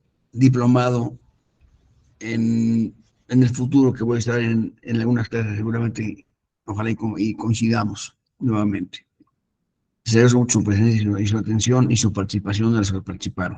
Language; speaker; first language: Spanish; native; Spanish